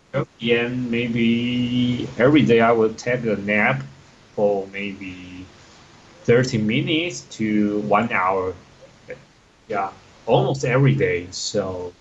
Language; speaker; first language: English; non-native, learner; Chinese